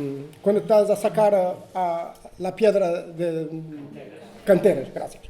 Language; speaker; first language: Spanish; non-native, learner; Portuguese